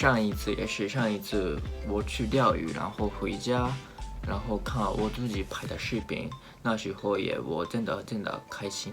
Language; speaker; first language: Chinese; non-native, learner; Japanese